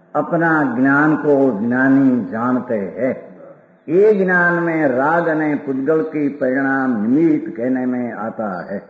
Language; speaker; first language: Hindi; non-native, local second language; Gujarati